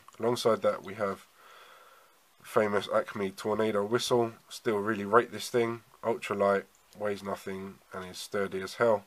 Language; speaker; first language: English; native; English